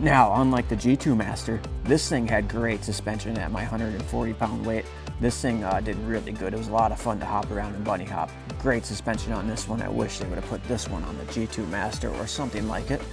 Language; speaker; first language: English; native; English